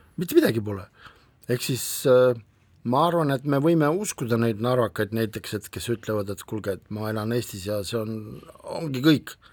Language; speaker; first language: Estonian; non-native, local second language; Russian